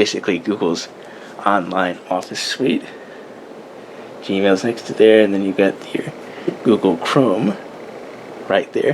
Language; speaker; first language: English; native; English